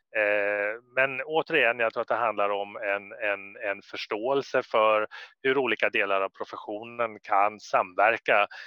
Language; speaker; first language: Swedish; native; Swedish